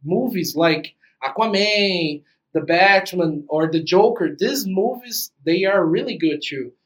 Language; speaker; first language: English; non-native, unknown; Portuguese